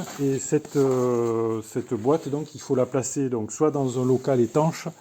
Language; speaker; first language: French; native; French